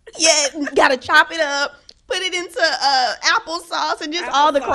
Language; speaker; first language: English; native; English